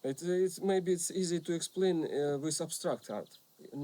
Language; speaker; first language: English; non-native, learner; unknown